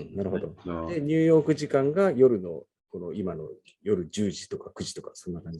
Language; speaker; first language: Japanese; native; Japanese